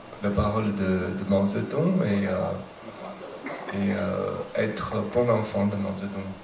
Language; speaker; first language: French; non-native, fluent; Chinese